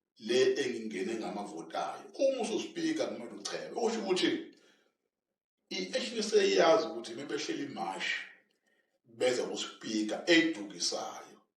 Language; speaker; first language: Zulu; native; Zulu